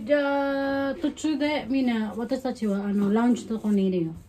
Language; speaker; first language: Japanese; non-native, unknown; Filipino